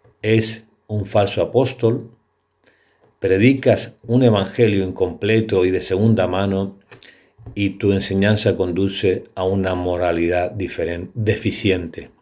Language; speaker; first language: Spanish; native; Spanish